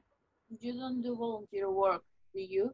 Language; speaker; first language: English; non-native, learner; Spanish